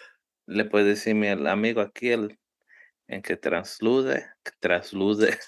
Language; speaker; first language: Spanish; early bilingual, heritage; Spanish